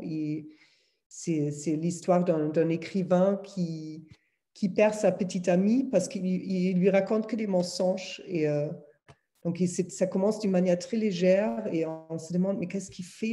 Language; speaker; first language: French; non-native, fluent; German